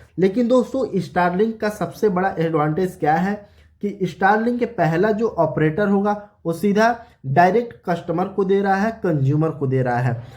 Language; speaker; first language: Hindi; native; Hindi